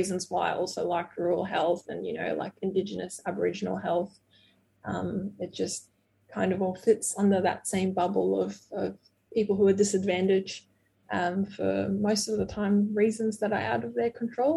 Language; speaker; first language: English; non-native, fluent; Portuguese